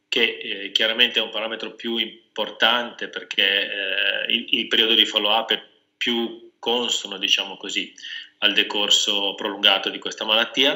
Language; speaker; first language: Italian; native; Italian